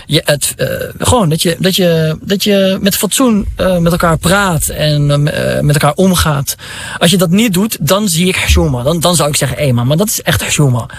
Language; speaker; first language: Dutch; early bilingual, other home language; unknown